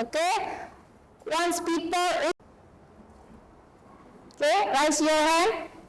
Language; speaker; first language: English; non-native, learner; Indonesian